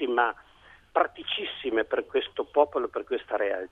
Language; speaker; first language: Italian; native; Italian